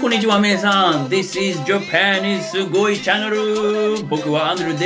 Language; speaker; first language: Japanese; non-native, fluent; English